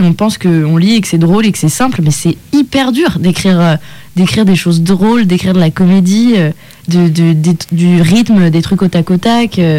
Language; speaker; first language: French; native; French